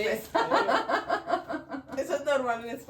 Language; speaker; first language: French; non-native, learner; Spanish